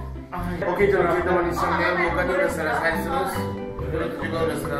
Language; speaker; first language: Indonesian; non-native, learner; Japanese